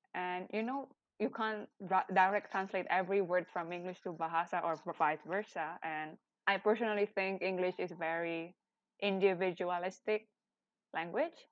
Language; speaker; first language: English; non-native, fluent; Indonesian